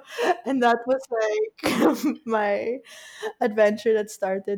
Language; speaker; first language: English; non-native, local second language; Filipino